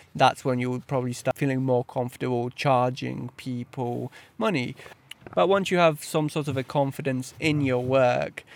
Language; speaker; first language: English; early bilingual, other home language; Polish